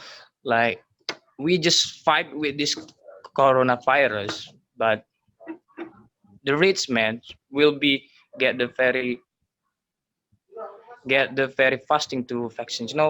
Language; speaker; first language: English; non-native, learner; Indonesian